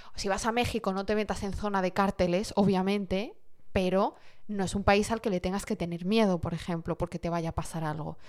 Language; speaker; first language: Spanish; early bilingual, heritage; Arabic